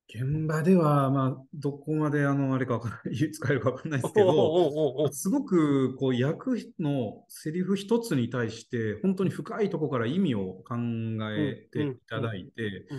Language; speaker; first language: Japanese; native; Japanese